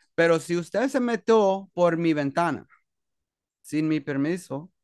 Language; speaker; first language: Spanish; early bilingual, heritage; Spanish